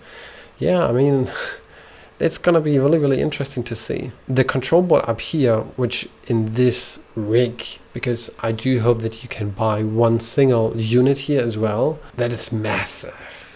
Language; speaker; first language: English; non-native, fluent; German